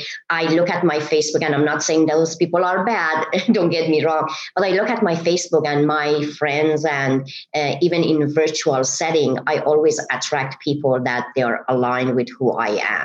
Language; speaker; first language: English; non-native, fluent; Persian